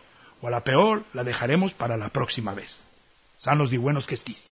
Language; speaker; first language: Spanish; early bilingual, heritage; Ladino